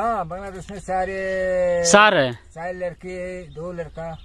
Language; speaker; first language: Hindi; non-native, learner; Bangla